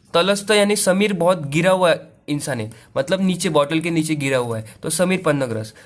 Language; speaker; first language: Hindi; non-native, local second language; Marathi